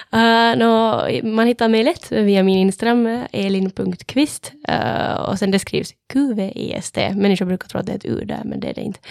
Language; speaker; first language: Swedish; native; Swedish